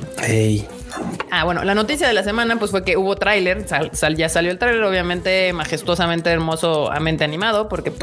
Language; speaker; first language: Spanish; native; Spanish